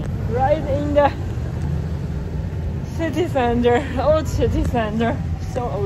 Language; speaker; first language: English; non-native, fluent; Chinese